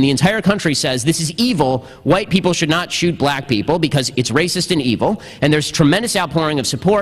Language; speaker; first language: English; native; English